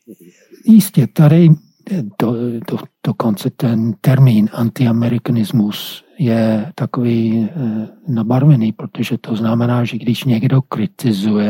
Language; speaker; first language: Czech; non-native, fluent; English